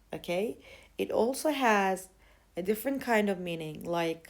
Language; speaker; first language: English; non-native, fluent; Turkish